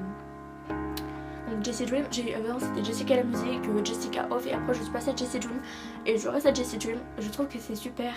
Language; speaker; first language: French; native; French